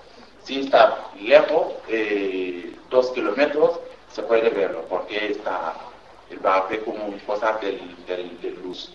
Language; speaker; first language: Spanish; non-native, learner; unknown